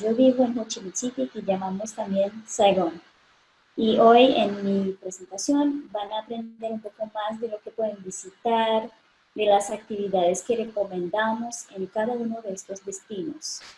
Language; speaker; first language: Spanish; non-native, fluent; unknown